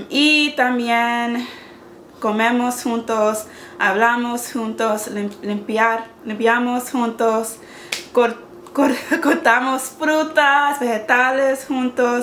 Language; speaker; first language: Spanish; non-native, learner; English